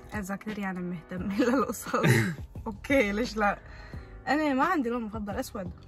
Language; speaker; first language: Arabic; early bilingual, heritage; Arabic